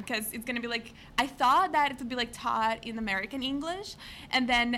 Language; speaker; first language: English; non-native, fluent; Portuguese